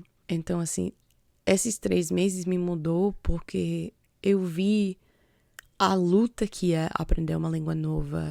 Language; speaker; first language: Portuguese; non-native, fluent; English